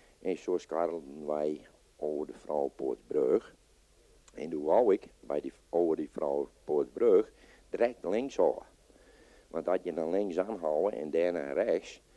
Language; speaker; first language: Dutch; non-native, local second language; Western Frisian